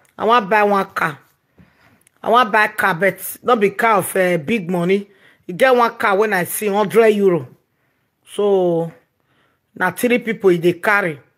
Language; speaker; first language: Nigerian Pidgin; non-native, local second language; Yoruba